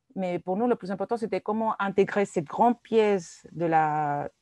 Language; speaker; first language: French; non-native, fluent; Spanish